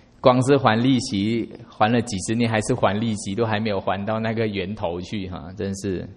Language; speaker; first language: Chinese; native; Chinese